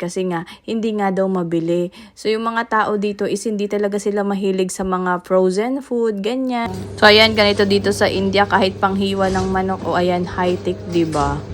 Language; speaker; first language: Filipino; native; Filipino